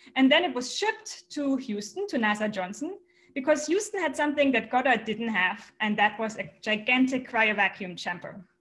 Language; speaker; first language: English; non-native, fluent; German